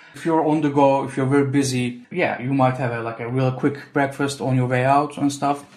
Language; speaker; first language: English; non-native, fluent; Turkish